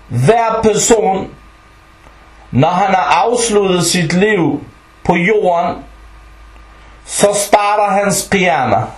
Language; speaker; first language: Danish; early bilingual, other home language; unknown